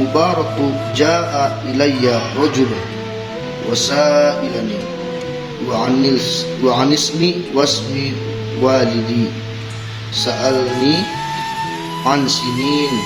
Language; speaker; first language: Arabic; non-native, learner; Indonesian